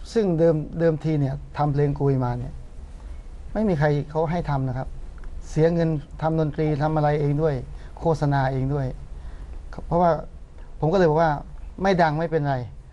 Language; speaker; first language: Thai; non-native, local second language; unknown